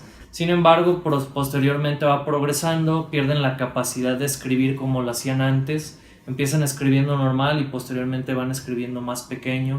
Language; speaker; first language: Spanish; native; Spanish